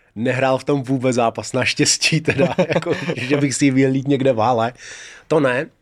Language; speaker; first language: Czech; early bilingual, other home language; Russian